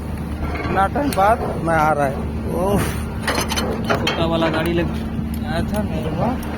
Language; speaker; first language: Hindi; non-native, local second language; Bangla